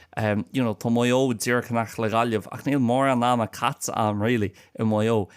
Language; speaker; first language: Irish; non-native, local second language; English